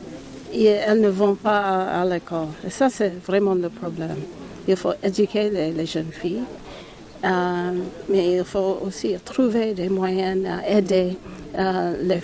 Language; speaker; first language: French; non-native, learner; English